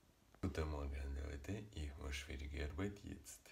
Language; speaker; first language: German; non-native, learner; Russian